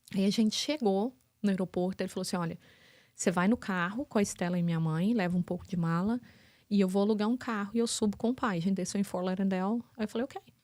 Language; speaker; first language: Portuguese; native; Portuguese